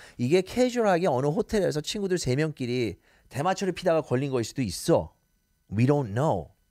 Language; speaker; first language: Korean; early bilingual, heritage; Korean